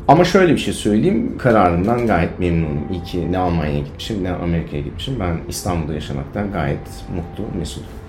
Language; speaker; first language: Turkish; early bilingual, other home language; German